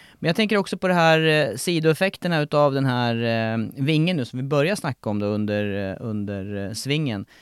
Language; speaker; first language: Swedish; native; Swedish